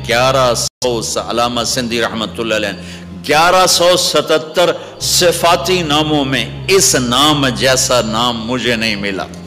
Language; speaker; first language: Urdu; non-native, local second language; Punjabi